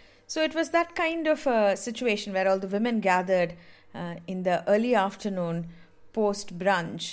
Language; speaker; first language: English; non-native, local second language; Tamil